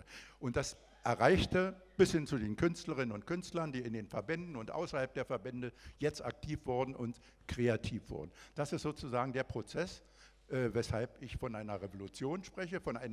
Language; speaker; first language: German; native; German